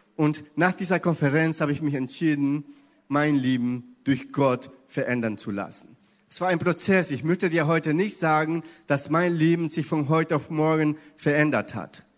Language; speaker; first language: German; non-native, fluent; Spanish